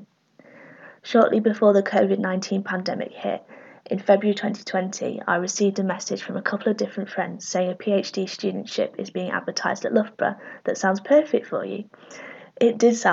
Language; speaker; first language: English; native; English